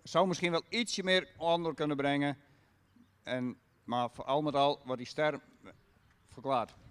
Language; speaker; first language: Dutch; native; Dutch